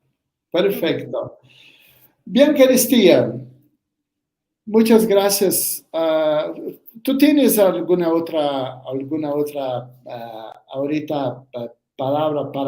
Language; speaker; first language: Spanish; non-native, learner; Portuguese